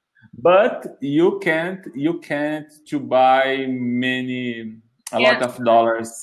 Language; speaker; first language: English; non-native, learner; Portuguese